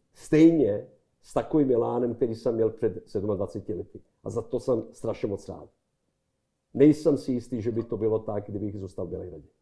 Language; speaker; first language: Czech; non-native, fluent; Serbian